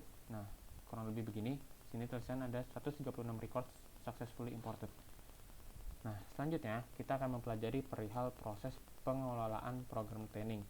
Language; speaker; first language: Indonesian; native; Indonesian